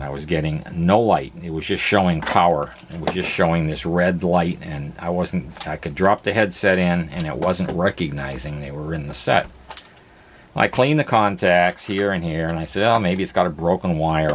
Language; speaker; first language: English; native; English